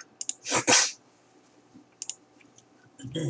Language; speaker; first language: Japanese; native; Japanese